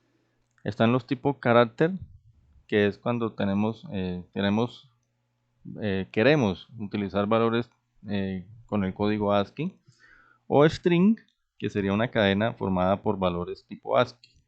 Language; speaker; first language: Spanish; native; Spanish